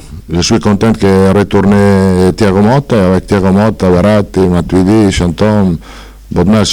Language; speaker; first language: French; non-native, fluent; Italian